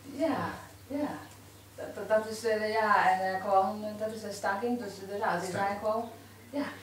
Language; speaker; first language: Dutch; non-native, learner; Burmese